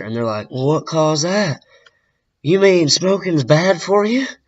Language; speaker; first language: English; native; English